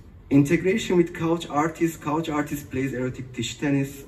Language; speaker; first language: English; non-native, fluent; Turkish